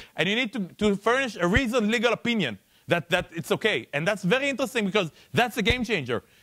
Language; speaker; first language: English; non-native, fluent; Hebrew